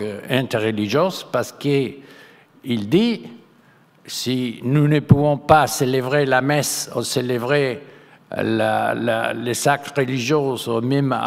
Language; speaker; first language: French; non-native, fluent; Spanish